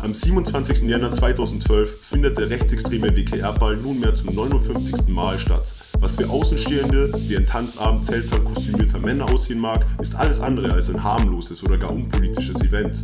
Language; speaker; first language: German; native; German